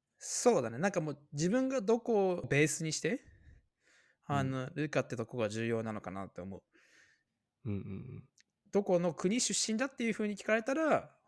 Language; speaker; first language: Japanese; native; Japanese